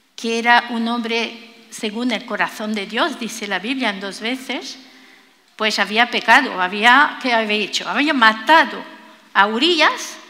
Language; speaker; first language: Spanish; non-native, fluent; French